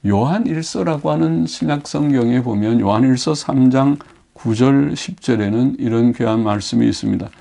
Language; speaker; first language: Korean; native; Korean